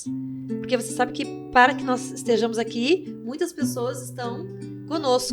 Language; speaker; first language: Portuguese; native; Portuguese